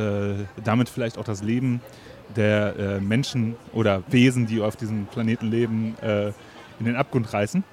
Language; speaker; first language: German; native; German